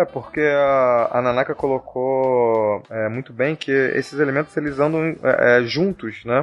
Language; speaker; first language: Portuguese; native; Portuguese